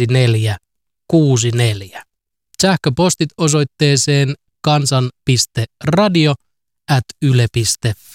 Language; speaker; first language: Finnish; native; Finnish